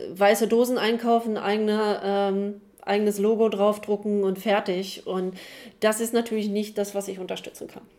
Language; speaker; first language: German; native; German